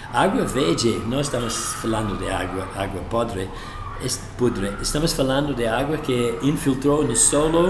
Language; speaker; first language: Portuguese; non-native, fluent; English